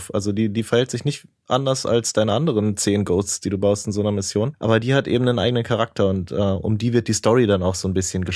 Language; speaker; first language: German; native; German